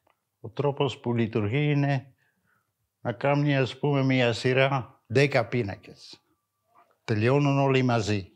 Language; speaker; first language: Greek; non-native, fluent; French